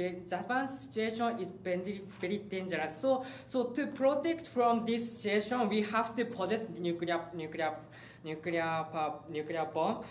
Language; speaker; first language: English; non-native, learner; Japanese